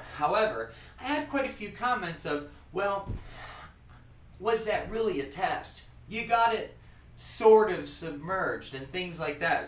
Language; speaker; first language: English; native; English